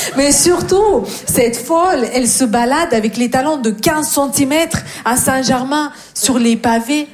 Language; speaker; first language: French; non-native, fluent; Russian